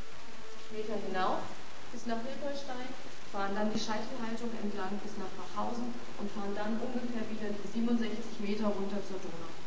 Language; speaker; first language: German; native; German